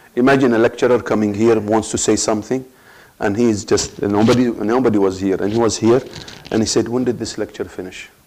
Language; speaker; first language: English; non-native, fluent; Arabic